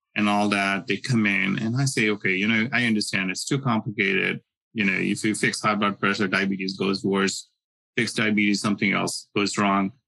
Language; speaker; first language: English; non-native, local second language; Hindi